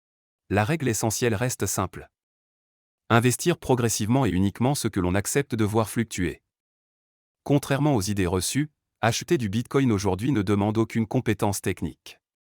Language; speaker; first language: French; native; French